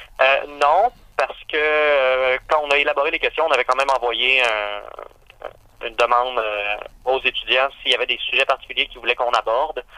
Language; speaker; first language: French; native; French